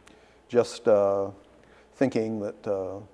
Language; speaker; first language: English; native; English